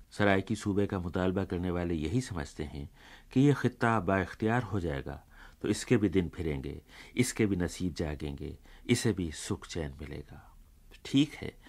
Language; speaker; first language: Urdu; native; Urdu